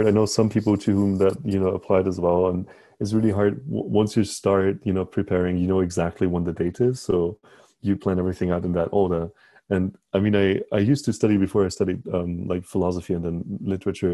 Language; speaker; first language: English; non-native, fluent; German